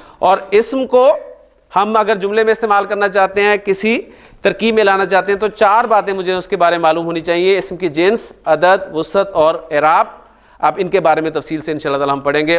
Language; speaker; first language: Urdu; native; Urdu